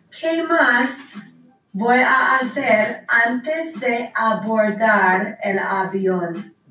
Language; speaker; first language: Spanish; non-native, learner; English